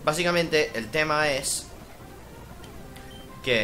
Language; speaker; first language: Spanish; native; Spanish